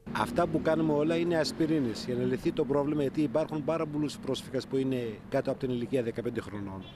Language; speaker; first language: Greek; non-native, fluent; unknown